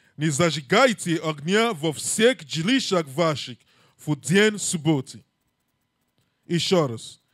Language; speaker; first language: Russian; non-native, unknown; English